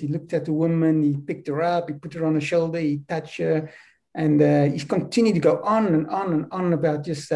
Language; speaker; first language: English; non-native, local second language; Afrikaans